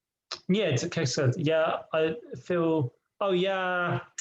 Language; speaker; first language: Russian; non-native, learner; English